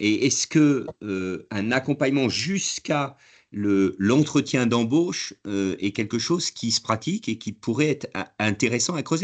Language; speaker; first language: French; native; French